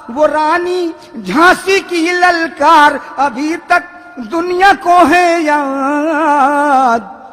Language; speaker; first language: Urdu; native; Urdu